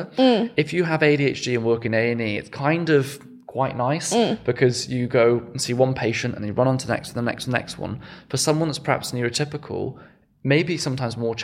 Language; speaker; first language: English; native; English